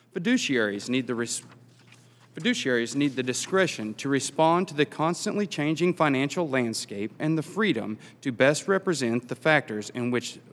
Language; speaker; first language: English; native; English